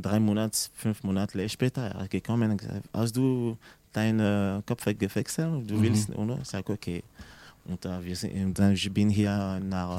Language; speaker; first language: German; non-native, learner; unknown